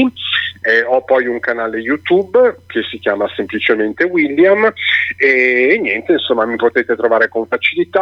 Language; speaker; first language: Italian; native; Italian